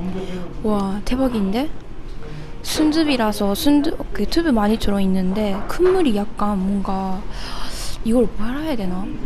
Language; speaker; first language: Korean; non-native, fluent; Japanese